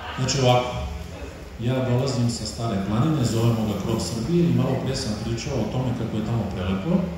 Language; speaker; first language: Croatian; native; Croatian